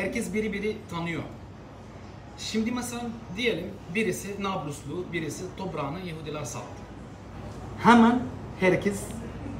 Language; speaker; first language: Turkish; non-native, fluent; Arabic